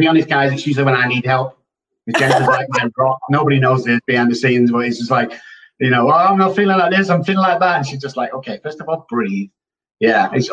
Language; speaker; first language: English; native; English